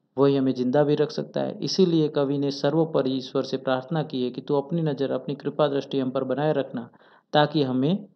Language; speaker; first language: Hindi; non-native, local second language; Gujarati